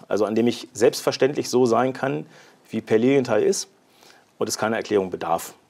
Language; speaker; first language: German; native; German